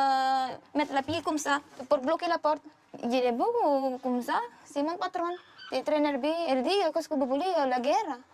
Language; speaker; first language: French; non-native, learner; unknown